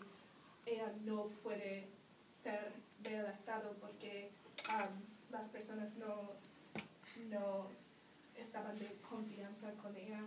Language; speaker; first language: Spanish; non-native, learner; English